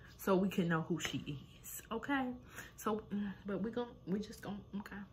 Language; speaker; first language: English; native; English